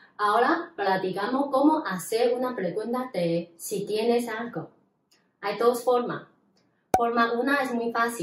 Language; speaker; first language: Spanish; non-native, fluent; Chinese